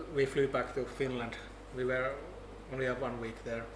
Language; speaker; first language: English; non-native, fluent; Finnish